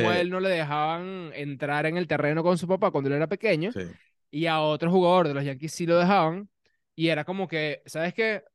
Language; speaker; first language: Spanish; native; Spanish